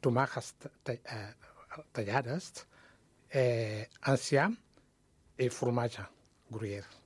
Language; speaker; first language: Catalan; non-native, learner; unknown